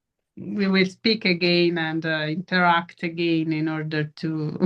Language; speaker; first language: English; non-native, fluent; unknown